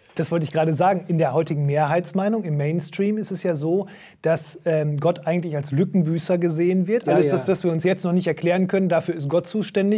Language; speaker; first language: German; native; German